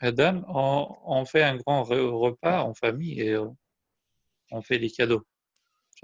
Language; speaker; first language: French; non-native, fluent; Albanian